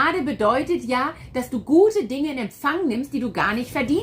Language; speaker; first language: German; native; German